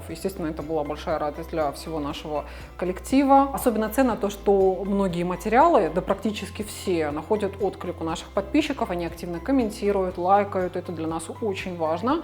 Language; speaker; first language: Russian; native; Russian